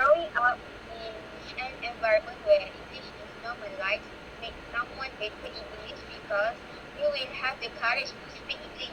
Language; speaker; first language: English; non-native, local second language; Malay